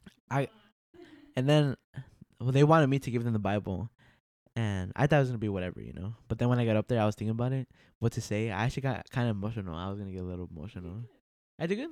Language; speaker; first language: English; early bilingual, other home language; Spanish